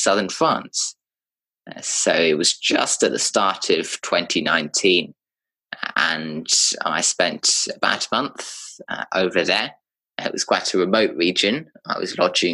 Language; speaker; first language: English; native; English